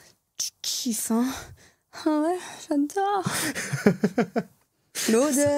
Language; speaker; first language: French; native; French